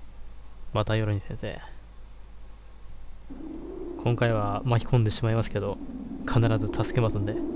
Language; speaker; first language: Japanese; native; Japanese